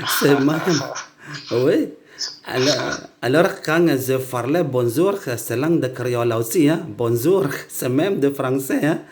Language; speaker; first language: French; non-native, learner; Indonesian